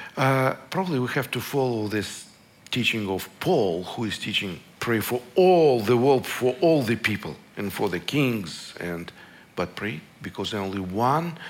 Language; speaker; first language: English; non-native, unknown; Russian